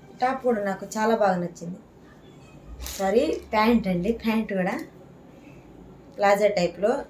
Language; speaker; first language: Telugu; native; Telugu